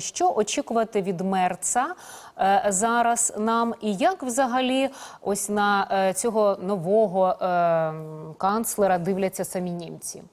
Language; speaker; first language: Ukrainian; native; Ukrainian